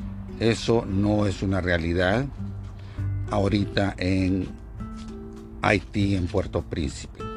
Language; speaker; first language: Spanish; native; Spanish